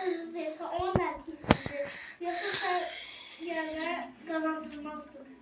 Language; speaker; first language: Turkish; non-native, learner; Azerbaijani